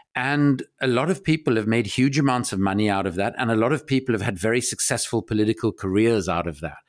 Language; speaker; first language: English; native; English